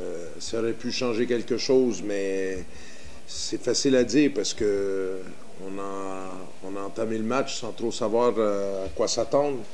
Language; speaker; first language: French; native; French